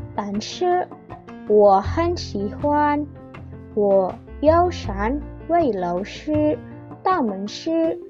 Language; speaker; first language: Chinese; non-native, learner; Indonesian